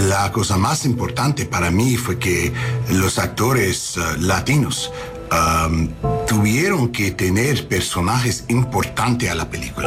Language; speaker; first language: Spanish; non-native, learner; English